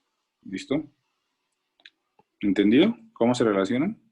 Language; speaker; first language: Spanish; native; Spanish